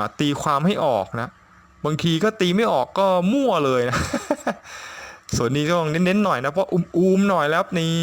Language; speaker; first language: Thai; native; Thai